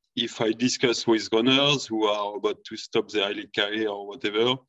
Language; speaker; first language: English; non-native, fluent; French